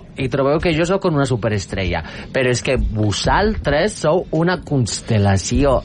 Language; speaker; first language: Catalan; non-native, local second language; Spanish